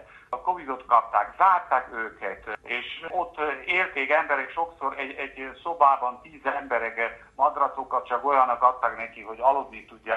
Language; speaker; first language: Hungarian; non-native, fluent; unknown